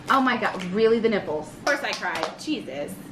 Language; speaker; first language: English; native; English